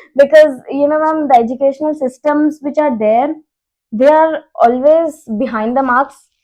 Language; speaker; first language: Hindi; non-native, local second language; Telugu